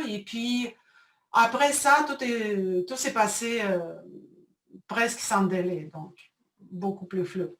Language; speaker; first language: French; non-native, fluent; Russian